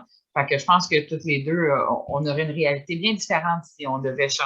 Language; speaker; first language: French; native; French